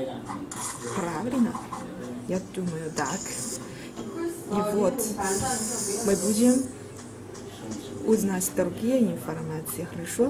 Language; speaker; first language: Russian; non-native, learner; Chinese